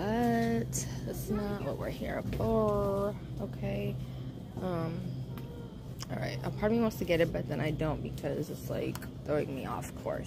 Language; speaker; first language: English; native; English